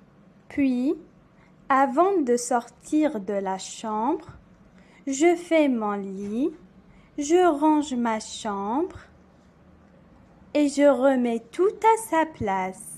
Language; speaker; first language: French; non-native, local second language; Arabic